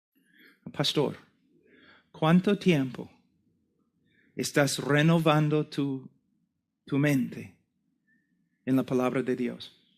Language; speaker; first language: Spanish; non-native, fluent; English